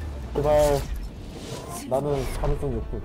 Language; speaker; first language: Korean; native; Korean